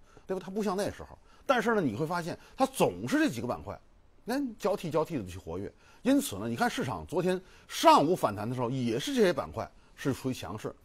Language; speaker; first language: Chinese; native; Chinese